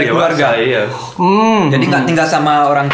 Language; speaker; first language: Indonesian; early bilingual, heritage; German